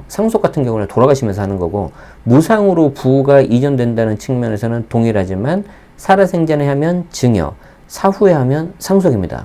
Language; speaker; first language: Korean; native; Korean